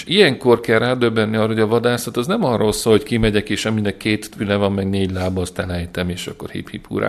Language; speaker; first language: Hungarian; native; Hungarian